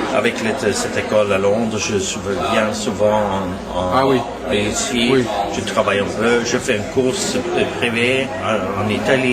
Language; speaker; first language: French; non-native, learner; Norwegian